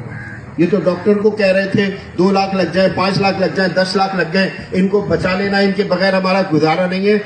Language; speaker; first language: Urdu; non-native, local second language; Punjabi